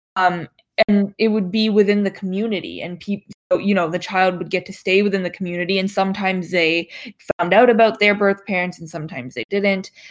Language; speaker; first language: English; native; English